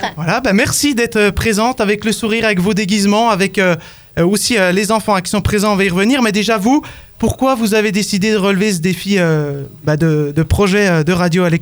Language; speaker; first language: French; native; French